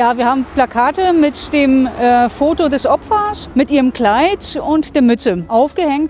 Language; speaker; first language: German; native; German